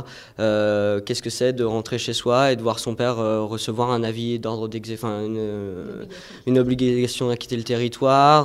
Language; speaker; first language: French; native; French